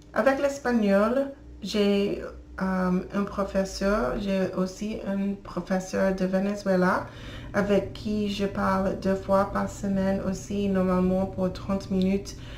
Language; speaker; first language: French; non-native, learner; English